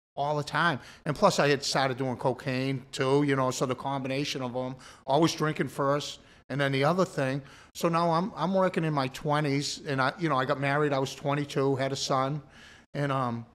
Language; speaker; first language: English; native; English